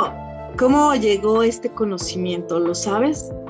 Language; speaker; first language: Spanish; native; Spanish